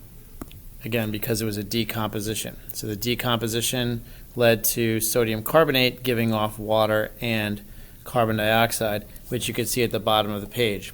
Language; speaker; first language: English; native; English